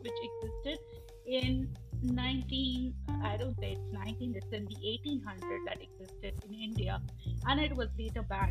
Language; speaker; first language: English; non-native, local second language; Bangla